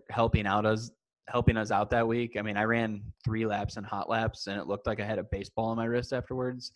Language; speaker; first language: English; native; English